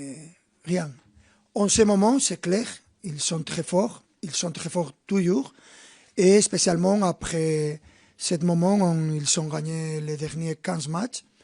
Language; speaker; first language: French; non-native, fluent; Spanish